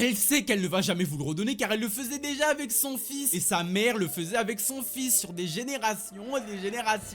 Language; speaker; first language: French; early bilingual, other home language; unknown